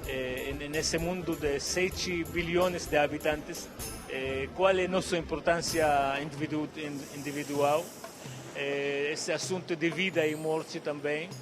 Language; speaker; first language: Portuguese; non-native, fluent; Arabic